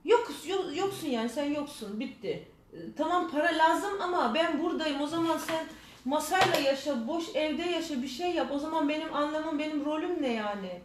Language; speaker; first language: Turkish; early bilingual, heritage; Turkish